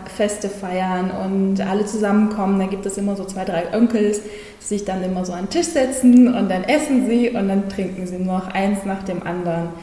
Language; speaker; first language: German; early bilingual, other home language; Russian